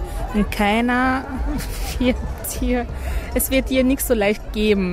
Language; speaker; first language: German; non-native, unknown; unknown